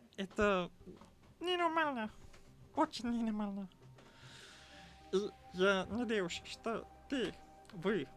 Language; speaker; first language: Russian; non-native, learner; English